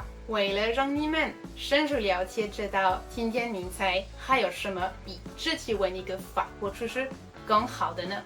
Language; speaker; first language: Chinese; non-native, fluent; French